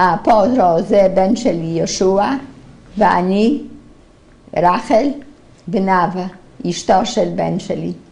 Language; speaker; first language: Hebrew; non-native, fluent; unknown